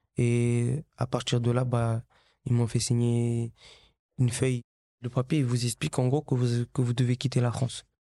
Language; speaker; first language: French; early bilingual, other home language; Kabuverdianu